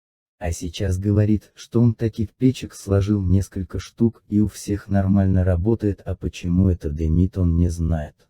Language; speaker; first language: Russian; native; Russian